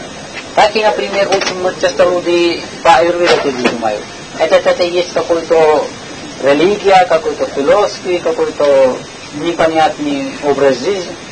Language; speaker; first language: Russian; non-native, learner; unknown